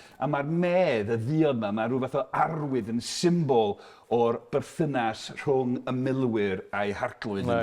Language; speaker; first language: Welsh; non-native, fluent; English